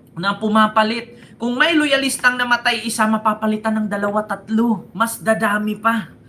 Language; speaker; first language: Filipino; native; Filipino